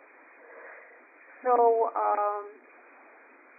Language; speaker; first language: English; non-native, fluent; Greek